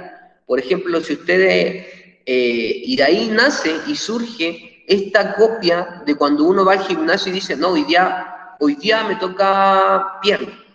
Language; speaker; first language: Spanish; native; Spanish